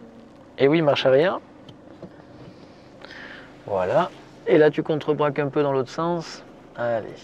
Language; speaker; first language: French; native; French